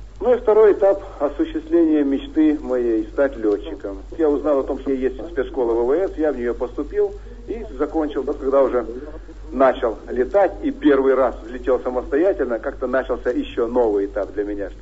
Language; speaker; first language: Russian; native; Russian